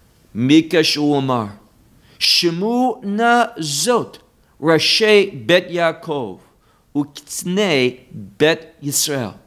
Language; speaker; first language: Hebrew; non-native, fluent; English